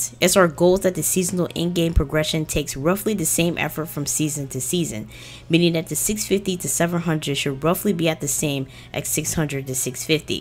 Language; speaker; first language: English; non-native, fluent; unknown